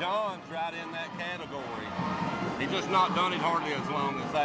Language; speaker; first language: English; native; English